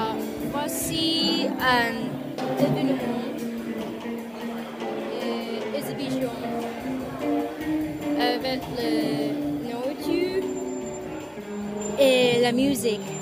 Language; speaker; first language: French; non-native, learner; Vietnamese